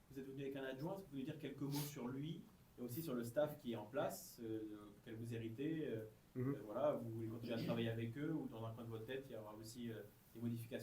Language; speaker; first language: French; native; French